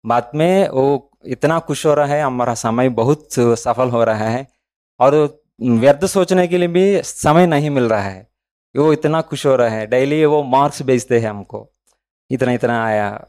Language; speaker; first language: Hindi; non-native, local second language; Telugu